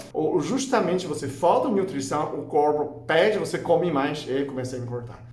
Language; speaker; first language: Portuguese; non-native, fluent; Chinese